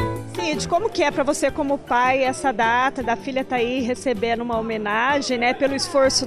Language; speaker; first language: Portuguese; native; Portuguese